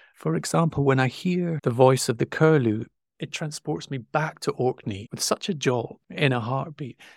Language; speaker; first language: English; native; English